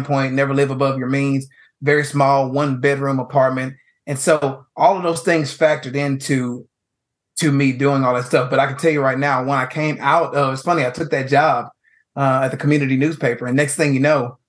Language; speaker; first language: English; native; English